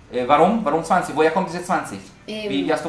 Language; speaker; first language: German; non-native, learner; Spanish